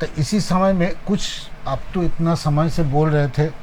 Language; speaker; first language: Hindi; non-native, local second language; Bangla